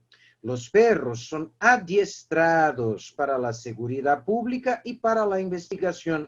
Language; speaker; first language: Spanish; non-native, fluent; Portuguese